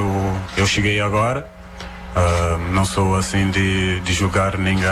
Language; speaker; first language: Portuguese; non-native, local second language; Kabuverdianu